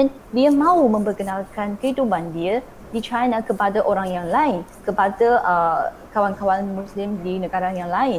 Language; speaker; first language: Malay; non-native, fluent; Chinese